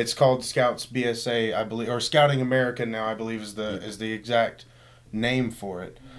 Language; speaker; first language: English; native; English